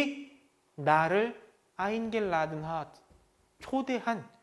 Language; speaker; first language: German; non-native, fluent; Korean